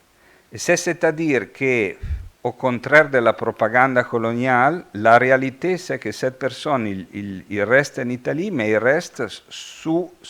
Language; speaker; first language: French; non-native, fluent; Italian